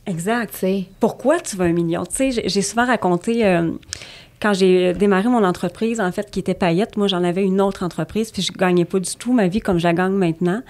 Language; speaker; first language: French; native; French